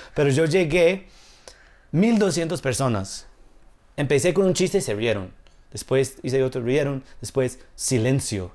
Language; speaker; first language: Spanish; non-native, fluent; English